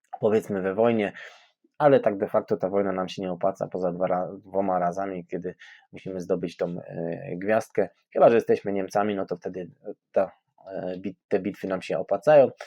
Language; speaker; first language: Polish; native; Polish